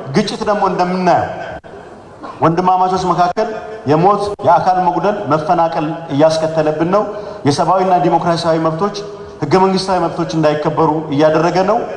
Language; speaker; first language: Amharic; non-native, local second language; Oromo